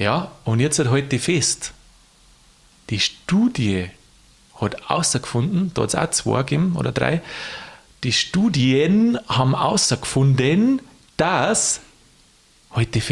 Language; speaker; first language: German; native; German